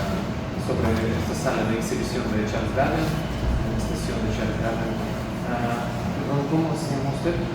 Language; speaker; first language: Spanish; non-native, learner; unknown